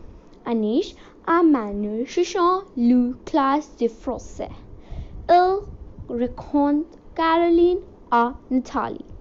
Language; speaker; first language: French; non-native, learner; Hindi